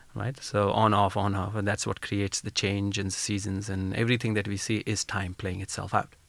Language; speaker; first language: English; non-native, local second language; Hindi